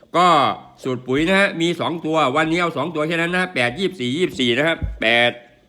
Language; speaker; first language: Thai; non-native, local second language; Northeastern Thai